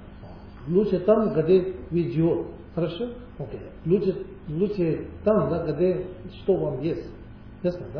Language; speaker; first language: Russian; non-native, learner; Tibetan